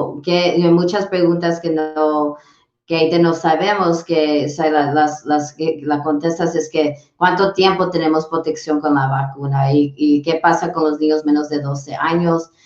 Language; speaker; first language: Spanish; early bilingual, heritage; English